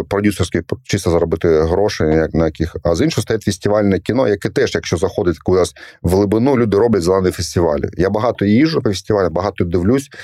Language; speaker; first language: Ukrainian; non-native, local second language; Russian